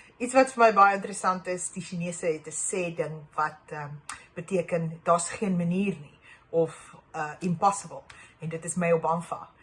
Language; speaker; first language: Afrikaans; native; Afrikaans